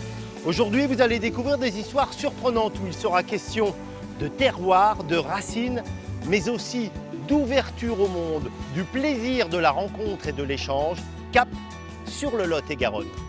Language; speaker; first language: French; native; French